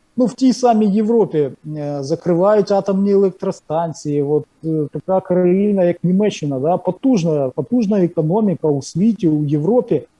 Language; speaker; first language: Ukrainian; native; Ukrainian